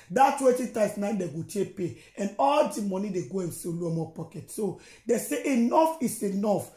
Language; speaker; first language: Nigerian Pidgin; non-native, local second language; Yoruba